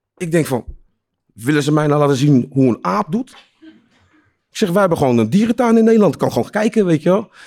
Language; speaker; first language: Dutch; native; Dutch